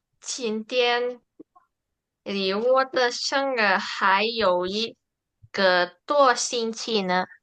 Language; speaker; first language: Chinese; non-native, learner; Indonesian